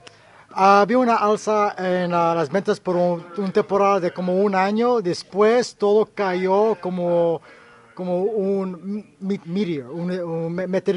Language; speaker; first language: Spanish; early bilingual, heritage; Spanish